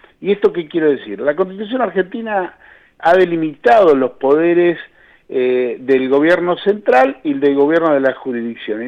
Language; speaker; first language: Spanish; native; Spanish